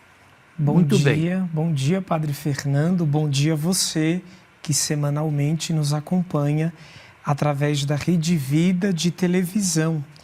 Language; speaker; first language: Portuguese; native; Portuguese